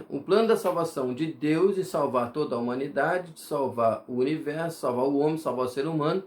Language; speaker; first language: Portuguese; native; Portuguese